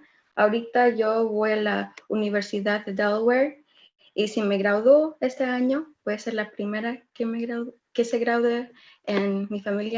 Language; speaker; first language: Spanish; early bilingual, other home language; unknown